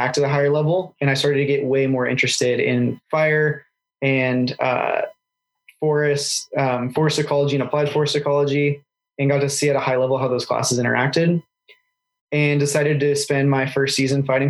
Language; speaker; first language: English; native; English